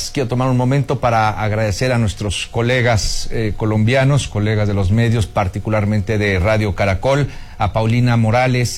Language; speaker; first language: Spanish; native; Spanish